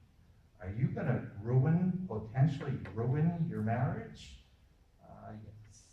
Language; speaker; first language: English; native; English